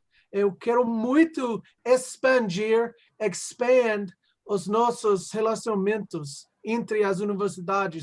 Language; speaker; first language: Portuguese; non-native, learner; English